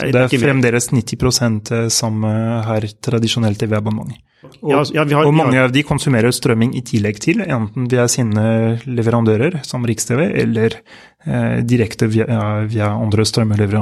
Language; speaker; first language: Norwegian; non-native, fluent; French